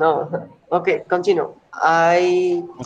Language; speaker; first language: English; non-native, learner; Spanish